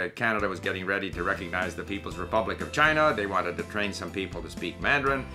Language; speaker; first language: English; native; English